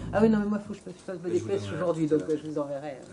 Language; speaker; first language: French; native; French